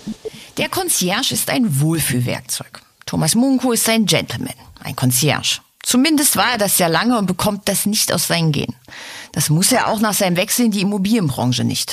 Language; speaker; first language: German; native; German